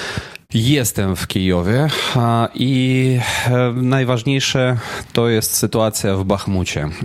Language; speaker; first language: Polish; non-native, fluent; Ukrainian